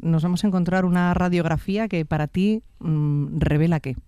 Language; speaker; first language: Spanish; native; Spanish